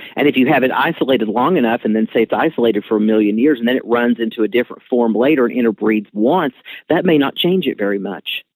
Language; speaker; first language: English; native; English